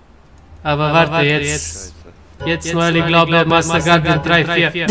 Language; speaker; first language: German; non-native, learner; Serbian